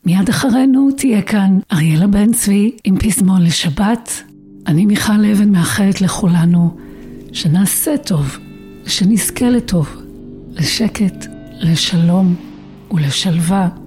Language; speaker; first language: Hebrew; native; Hebrew